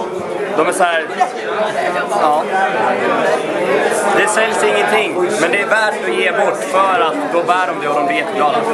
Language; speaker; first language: Swedish; native; Swedish